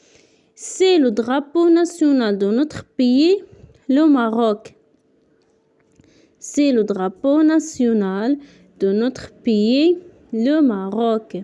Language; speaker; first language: French; non-native, local second language; Arabic